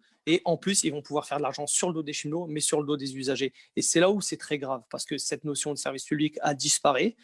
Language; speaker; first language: French; native; French